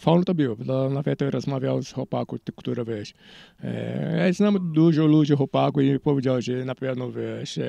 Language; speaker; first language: Polish; non-native, learner; Portuguese